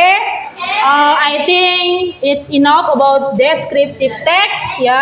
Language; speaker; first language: English; non-native, learner; Indonesian